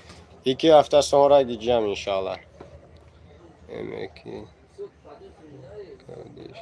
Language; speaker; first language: Turkish; non-native, learner; Tajik